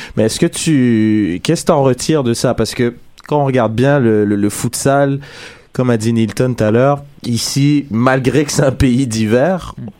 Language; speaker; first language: French; native; French